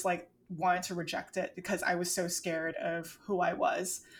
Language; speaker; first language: English; non-native, local second language; Cantonese